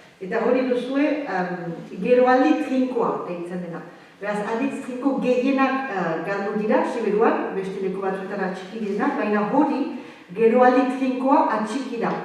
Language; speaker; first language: Basque; native; Basque